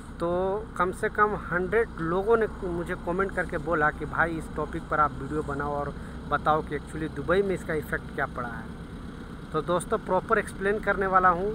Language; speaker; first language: Hindi; native; Hindi